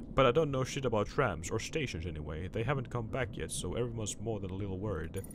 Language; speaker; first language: English; non-native, fluent; Finnish